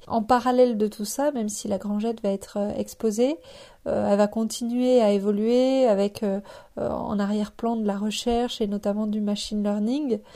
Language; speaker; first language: French; native; French